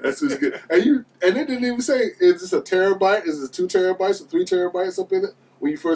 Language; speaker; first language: English; native; English